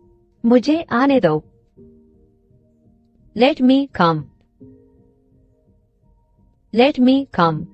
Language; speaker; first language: English; non-native, fluent; Urdu